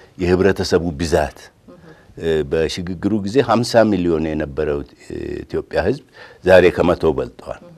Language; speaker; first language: Amharic; non-native, local second language; Oromo